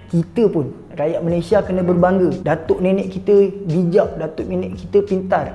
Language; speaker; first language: Malay; native; Malay